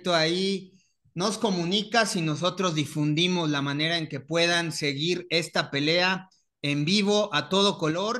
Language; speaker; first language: Spanish; native; Spanish